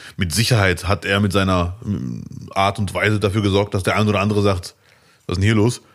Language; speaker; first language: German; early bilingual, other home language; Arabic